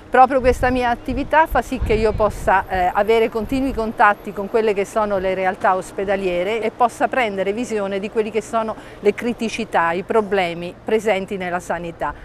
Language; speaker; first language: Italian; native; Italian